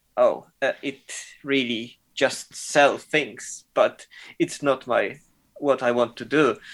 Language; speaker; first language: English; non-native, fluent; Polish